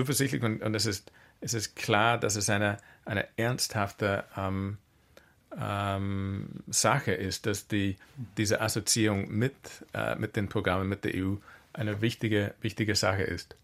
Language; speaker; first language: German; non-native, fluent; English